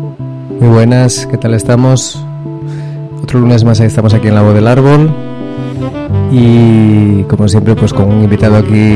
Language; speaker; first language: Spanish; native; Spanish